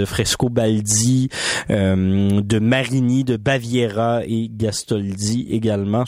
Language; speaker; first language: French; native; French